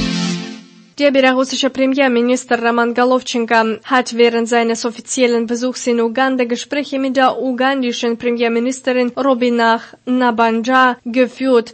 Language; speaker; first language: German; non-native, fluent; Russian